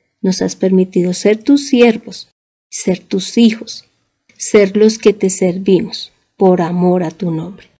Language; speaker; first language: Spanish; native; Spanish